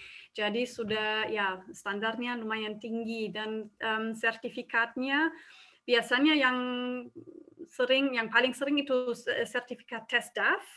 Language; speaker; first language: Indonesian; non-native, fluent; German